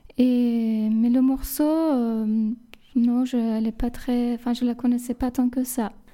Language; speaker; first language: French; non-native, fluent; Persian